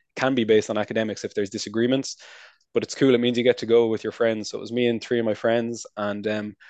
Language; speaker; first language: English; native; English